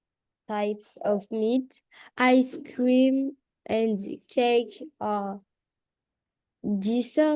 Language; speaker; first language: English; non-native, learner; French